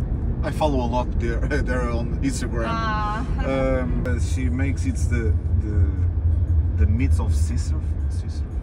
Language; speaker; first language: English; non-native, learner; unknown